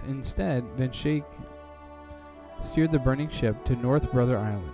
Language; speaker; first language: English; native; English